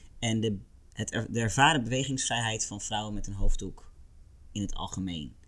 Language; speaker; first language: Dutch; native; Dutch